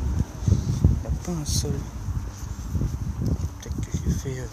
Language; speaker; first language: French; native; French